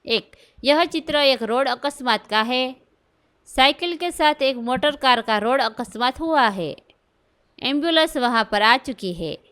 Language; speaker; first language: Hindi; non-native, local second language; Gujarati